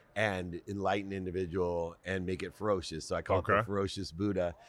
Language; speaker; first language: English; native; English